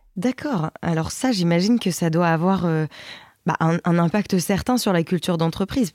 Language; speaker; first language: French; native; French